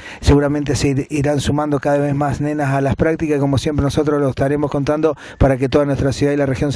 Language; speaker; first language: Spanish; native; Spanish